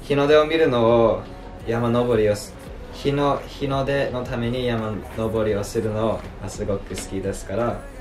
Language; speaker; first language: Japanese; early bilingual, other home language; English